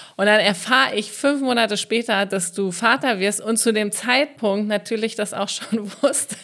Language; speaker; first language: German; native; German